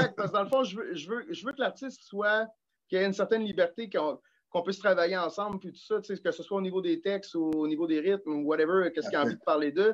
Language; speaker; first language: French; native; French